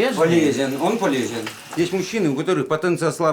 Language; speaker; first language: Russian; native; Russian